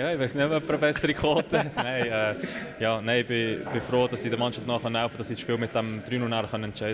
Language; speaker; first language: German; native; German